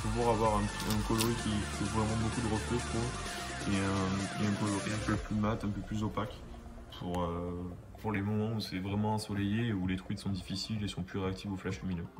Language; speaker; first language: French; native; French